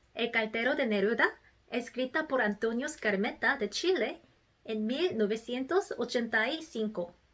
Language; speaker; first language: Spanish; non-native, learner; Korean